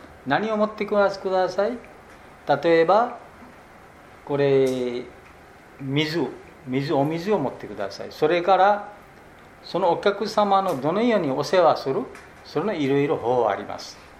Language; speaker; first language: Japanese; non-native, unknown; Bangla